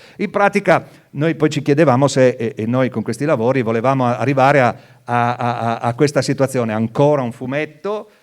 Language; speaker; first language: Italian; non-native, local second language; Friulian